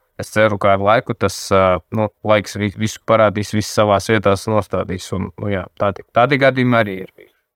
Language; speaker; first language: Latvian; non-native, local second language; Russian